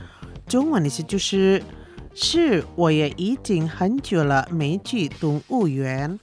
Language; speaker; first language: Chinese; early bilingual, heritage; Chinese